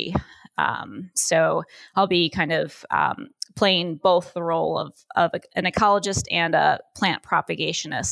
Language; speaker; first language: English; native; English